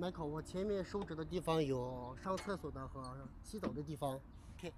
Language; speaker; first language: Chinese; native; Chinese